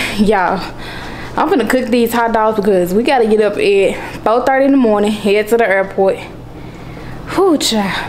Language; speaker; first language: English; native; English